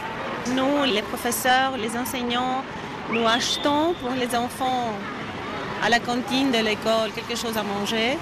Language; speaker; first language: French; non-native, fluent; Greek